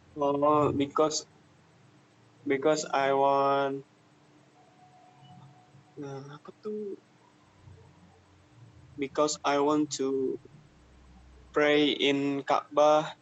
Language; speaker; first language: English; non-native, learner; Indonesian